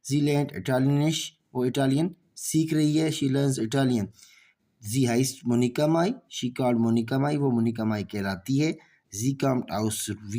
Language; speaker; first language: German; non-native, learner; Urdu